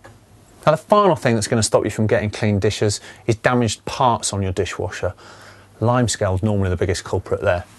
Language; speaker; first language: English; native; English